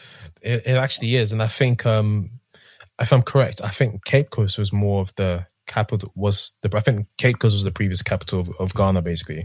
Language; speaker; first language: English; native; English